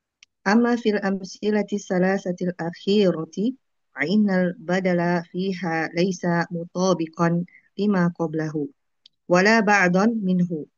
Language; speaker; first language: Arabic; non-native, learner; Indonesian